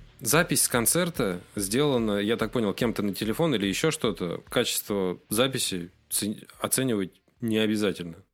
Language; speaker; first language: Russian; native; Russian